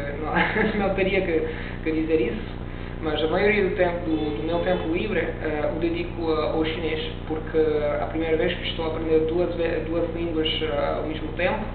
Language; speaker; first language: Portuguese; non-native, learner; Italian